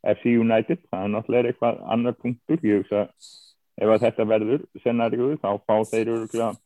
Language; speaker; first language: Icelandic; native; Icelandic